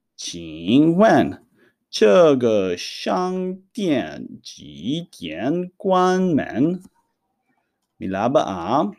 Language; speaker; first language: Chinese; non-native, fluent; Hebrew